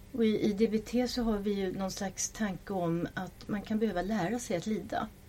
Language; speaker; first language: Swedish; non-native, fluent; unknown